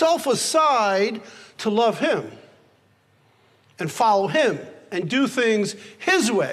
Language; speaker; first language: English; native; English